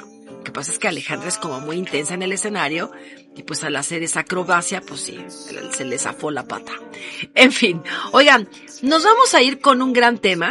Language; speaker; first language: Spanish; native; Spanish